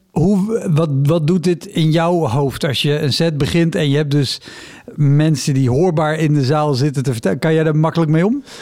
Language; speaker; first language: Dutch; native; Dutch